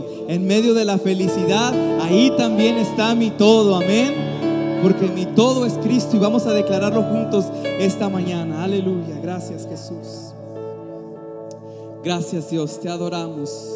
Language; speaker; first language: Spanish; native; Spanish